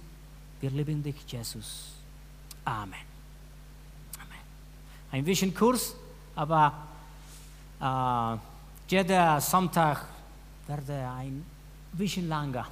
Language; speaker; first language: German; non-native, fluent; Spanish